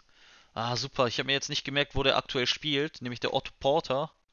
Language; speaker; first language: German; native; German